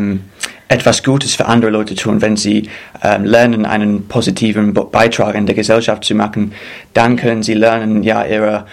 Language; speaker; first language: German; non-native, fluent; English